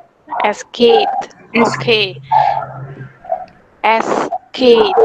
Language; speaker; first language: German; non-native, fluent; Indonesian